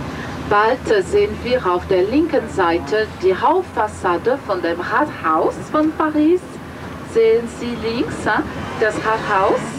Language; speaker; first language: German; non-native, fluent; French